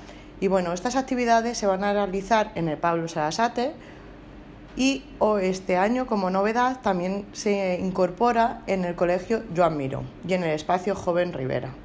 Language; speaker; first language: Spanish; native; Spanish